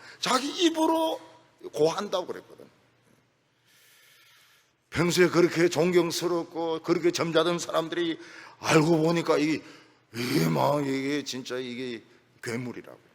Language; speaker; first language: Korean; native; Korean